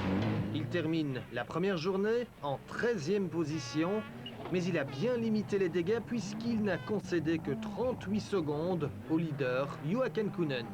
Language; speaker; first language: French; native; French